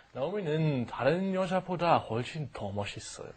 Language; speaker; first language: Korean; non-native, learner; German